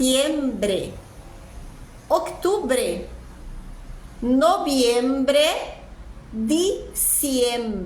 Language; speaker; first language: Spanish; non-native, fluent; Portuguese